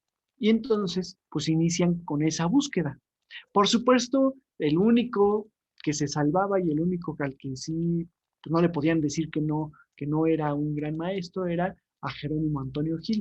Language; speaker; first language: Spanish; native; Spanish